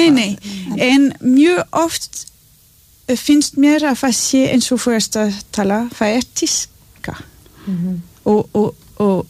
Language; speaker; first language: Icelandic; non-native, learner; French